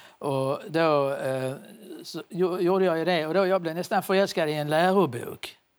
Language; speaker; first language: Swedish; native; Swedish